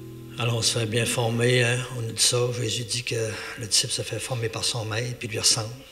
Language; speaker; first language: French; native; French